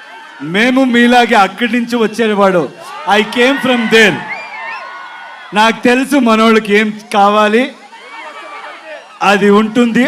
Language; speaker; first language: Telugu; non-native, local second language; Kannada